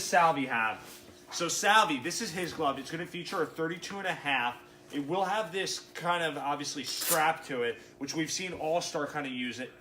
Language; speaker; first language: English; native; English